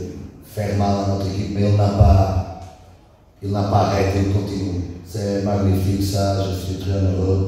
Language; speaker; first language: French; non-native, learner; Portuguese